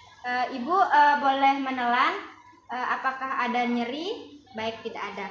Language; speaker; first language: Indonesian; native; Indonesian